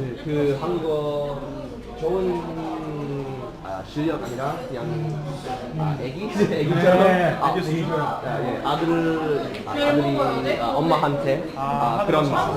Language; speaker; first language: Korean; non-native, learner; English